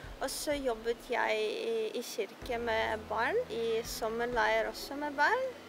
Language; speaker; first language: Norwegian; non-native, fluent; Ukrainian